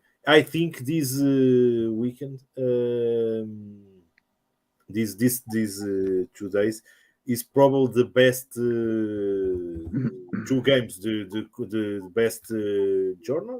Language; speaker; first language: English; non-native, learner; Portuguese